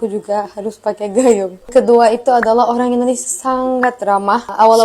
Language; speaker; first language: Indonesian; non-native, fluent; Turkish